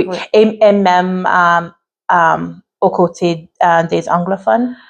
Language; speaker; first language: French; non-native, learner; English